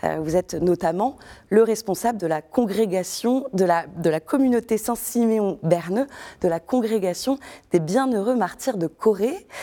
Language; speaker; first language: French; native; French